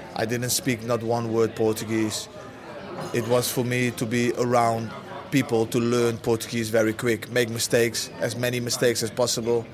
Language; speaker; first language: English; early bilingual, other home language; Dutch